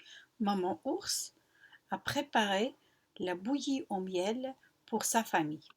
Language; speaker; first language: French; non-native, local second language; Arabic